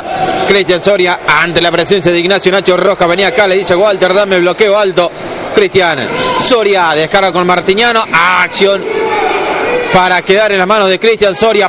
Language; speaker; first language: Spanish; native; Spanish